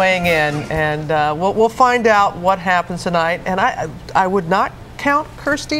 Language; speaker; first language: English; native; English